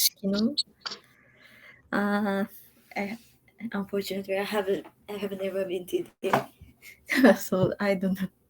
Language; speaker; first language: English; non-native, learner; Japanese